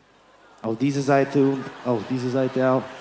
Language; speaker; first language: German; non-native, fluent; French